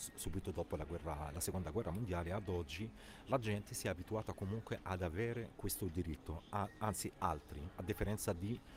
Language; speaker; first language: Italian; non-native, fluent; Arabic